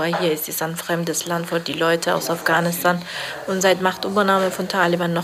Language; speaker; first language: German; non-native, learner; Persian